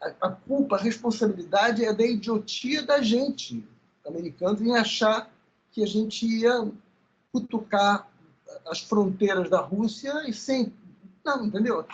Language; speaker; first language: Portuguese; early bilingual, other home language; Spanish